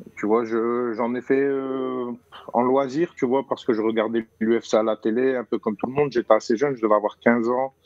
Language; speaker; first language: French; native; French